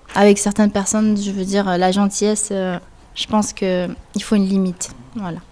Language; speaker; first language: French; early bilingual, other home language; Spanish